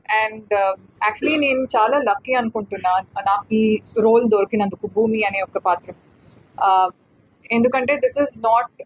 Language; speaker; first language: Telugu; non-native, fluent; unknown